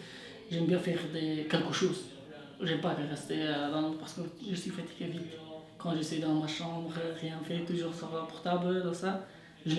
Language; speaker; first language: French; non-native, learner; Persian